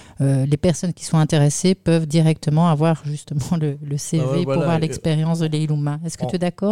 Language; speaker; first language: French; native; French